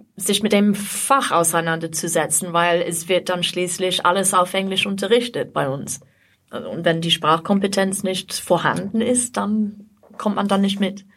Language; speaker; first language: German; non-native, fluent; English